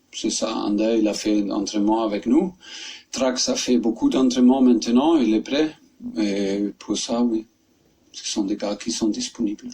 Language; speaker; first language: French; non-native, learner; German